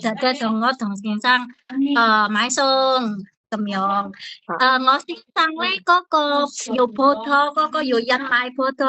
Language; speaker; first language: Cantonese; non-native, learner; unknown